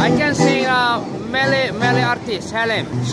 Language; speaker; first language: English; non-native, local second language; Bangla